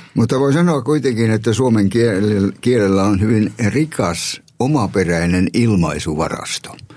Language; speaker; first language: Finnish; native; Finnish